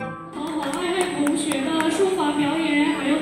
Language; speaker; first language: Chinese; non-native, fluent; Indonesian